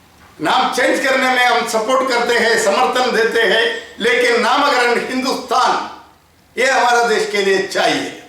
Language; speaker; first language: Hindi; non-native, local second language; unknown